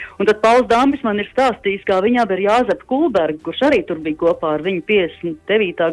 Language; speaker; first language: Latvian; native; Latvian